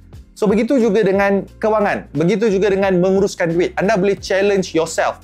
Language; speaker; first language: Malay; native; Malay